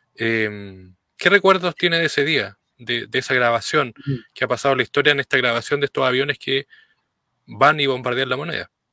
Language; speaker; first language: Spanish; native; Spanish